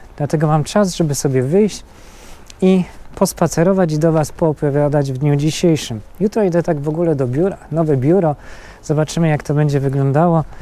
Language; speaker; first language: Polish; native; Polish